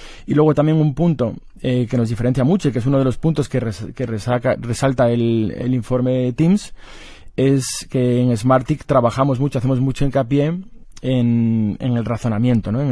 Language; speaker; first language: Spanish; native; Spanish